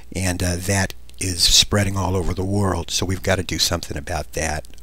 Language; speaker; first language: English; native; English